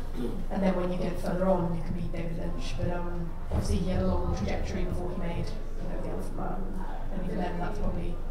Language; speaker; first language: English; native; English